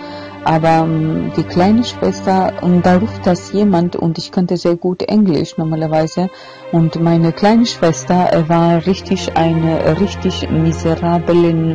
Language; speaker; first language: German; non-native, fluent; Albanian